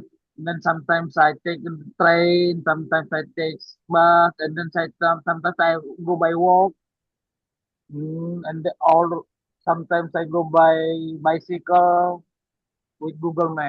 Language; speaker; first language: English; non-native, learner; Indonesian